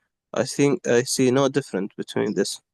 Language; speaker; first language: English; non-native, fluent; Arabic